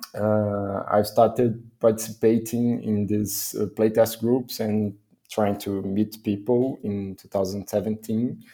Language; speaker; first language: English; non-native, fluent; Portuguese